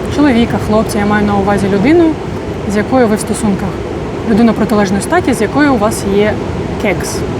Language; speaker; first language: Ukrainian; non-native, local second language; Russian